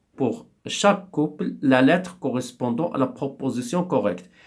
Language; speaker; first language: French; non-native, local second language; Arabic